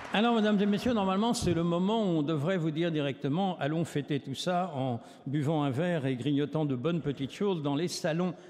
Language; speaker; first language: French; native; French